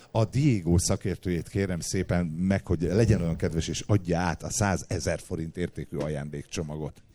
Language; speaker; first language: Hungarian; native; Hungarian